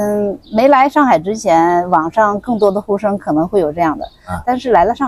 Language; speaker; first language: Chinese; non-native, local second language; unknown